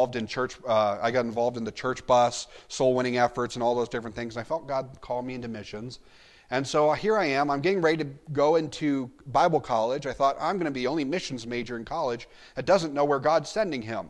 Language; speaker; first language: English; native; English